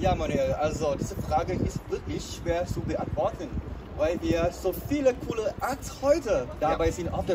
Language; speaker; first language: German; non-native, learner; Thai